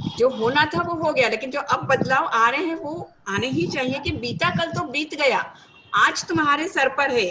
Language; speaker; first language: Hindi; native; Hindi